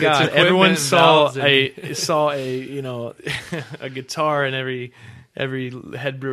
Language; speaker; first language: English; native; English